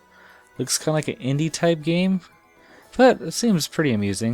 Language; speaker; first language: English; native; English